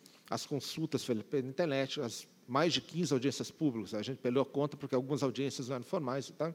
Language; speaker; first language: Portuguese; native; Portuguese